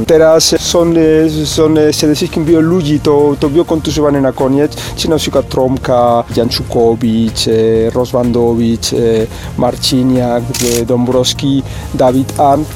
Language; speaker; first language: Polish; non-native, learner; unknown